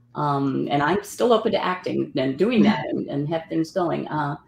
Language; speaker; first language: English; native; English